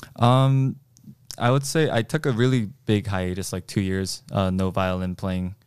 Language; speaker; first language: English; early bilingual, other home language; Korean